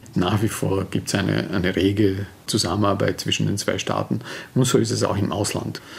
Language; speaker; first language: German; non-native, fluent; Slovak